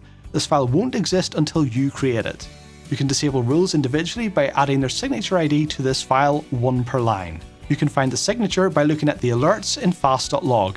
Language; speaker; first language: English; native; English